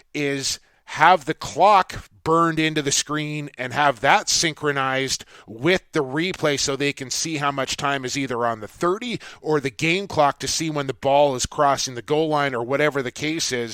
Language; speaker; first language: English; native; English